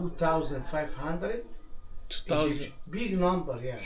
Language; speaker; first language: English; non-native, learner; Arabic